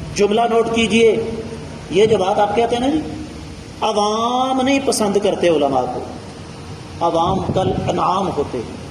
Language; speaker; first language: Urdu; non-native, local second language; Punjabi